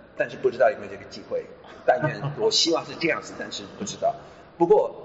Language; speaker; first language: Chinese; non-native, fluent; English